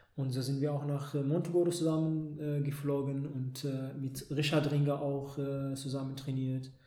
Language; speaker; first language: German; non-native, fluent; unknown